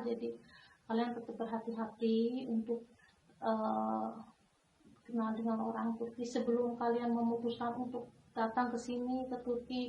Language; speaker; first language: Indonesian; non-native, local second language; Javanese